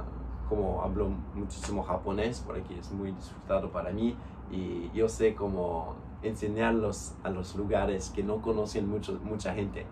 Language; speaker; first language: Spanish; non-native, fluent; English